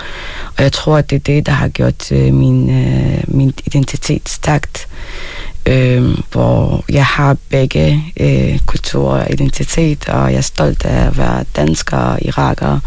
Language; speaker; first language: Danish; early bilingual, other home language; Arabic